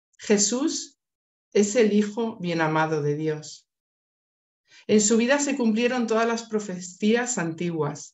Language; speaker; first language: Spanish; native; Spanish